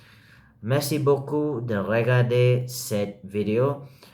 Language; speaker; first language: French; non-native, learner; English